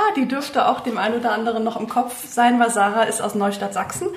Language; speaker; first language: German; native; German